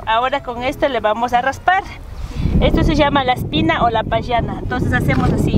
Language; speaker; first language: Spanish; native; Spanish